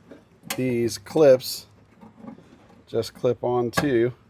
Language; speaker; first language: English; native; English